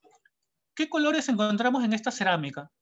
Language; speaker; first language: Spanish; native; Spanish